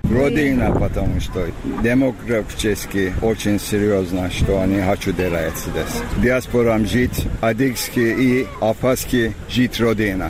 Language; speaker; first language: Russian; non-native, learner; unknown